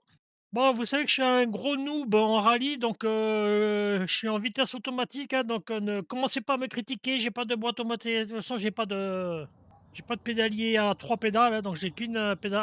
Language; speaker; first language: French; native; French